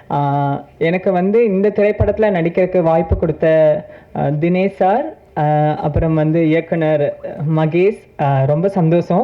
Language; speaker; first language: Tamil; native; Tamil